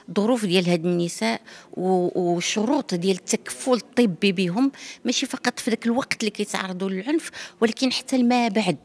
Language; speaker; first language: Arabic; native; Arabic